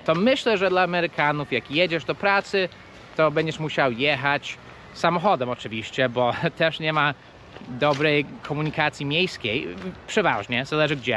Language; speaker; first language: Polish; non-native, fluent; English